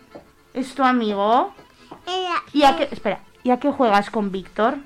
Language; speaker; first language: Spanish; native; Spanish